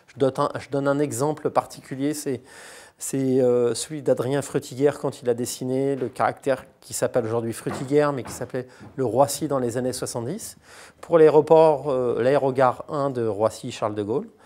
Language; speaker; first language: French; native; French